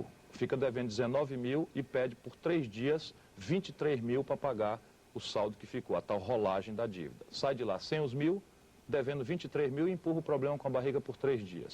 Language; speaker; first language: Portuguese; native; Portuguese